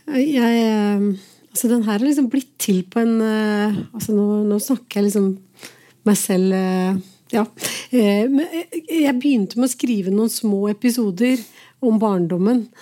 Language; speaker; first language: Norwegian; early bilingual, other home language; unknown